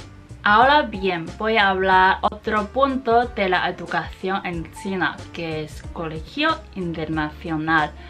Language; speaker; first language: Spanish; non-native, fluent; Chinese